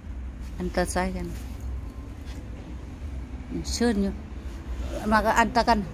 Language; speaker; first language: German; non-native, learner; Thai